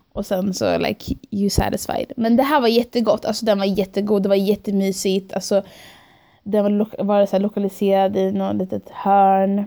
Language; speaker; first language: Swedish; early bilingual, other home language; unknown